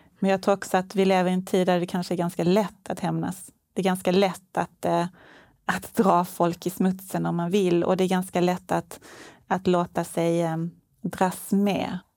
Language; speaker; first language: Swedish; native; Swedish